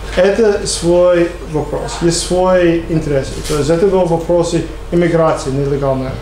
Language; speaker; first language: Russian; non-native, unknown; English